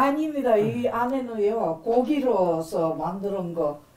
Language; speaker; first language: Korean; early bilingual, heritage; Korean